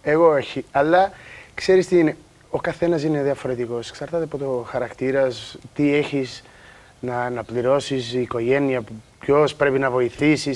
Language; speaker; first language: Greek; non-native, learner; Portuguese